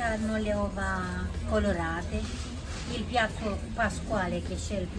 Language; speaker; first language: Italian; non-native, learner; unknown